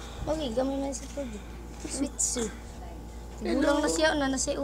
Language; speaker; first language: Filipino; non-native, local second language; Cebuano